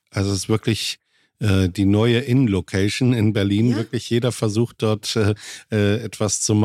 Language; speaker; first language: German; native; German